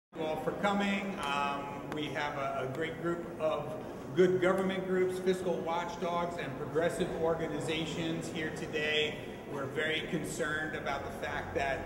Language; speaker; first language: English; native; English